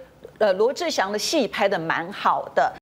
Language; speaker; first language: Chinese; native; Chinese